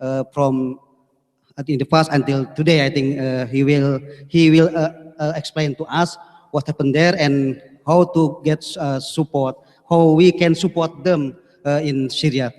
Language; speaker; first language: English; non-native, fluent; Indonesian